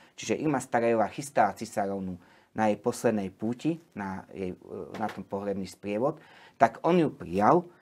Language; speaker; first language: Slovak; native; Slovak